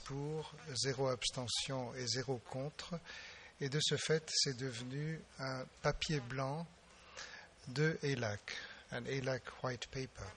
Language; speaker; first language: French; native; French